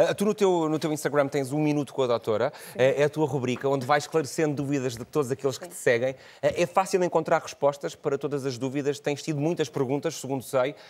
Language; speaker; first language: Portuguese; native; Portuguese